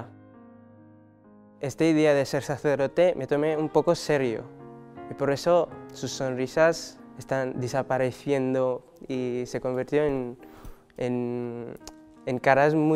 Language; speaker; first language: Spanish; non-native, learner; Cebuano